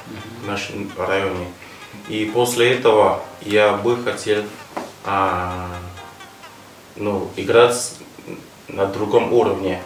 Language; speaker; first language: Russian; non-native, fluent; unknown